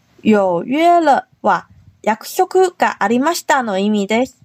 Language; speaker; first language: Japanese; non-native, fluent; Chinese